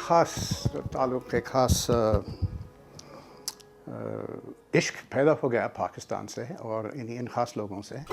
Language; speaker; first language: Urdu; non-native, fluent; English